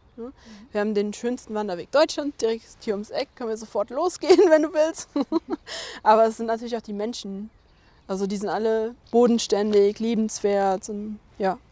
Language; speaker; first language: German; native; German